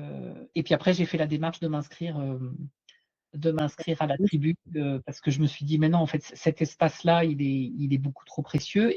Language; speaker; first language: French; native; French